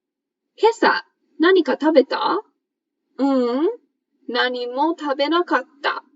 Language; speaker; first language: Japanese; non-native, fluent; English